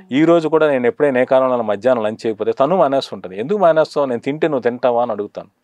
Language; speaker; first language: Telugu; native; Telugu